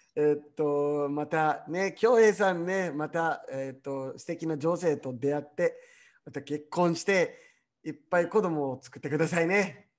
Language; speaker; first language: Japanese; non-native, fluent; Arabic